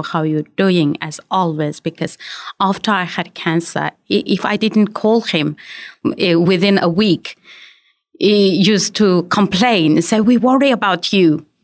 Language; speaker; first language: English; non-native, fluent; Uyghur